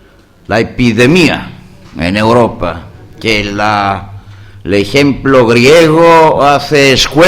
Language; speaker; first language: Spanish; non-native, learner; Greek